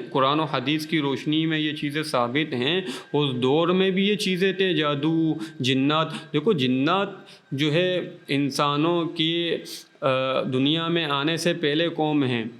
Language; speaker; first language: Urdu; non-native, local second language; Baluchi